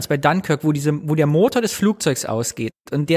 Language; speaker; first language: German; native; German